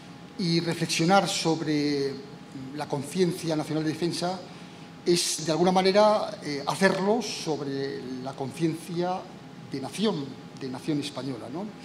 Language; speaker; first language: Spanish; native; Spanish